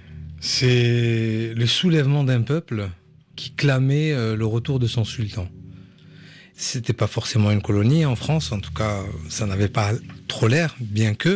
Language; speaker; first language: French; native; French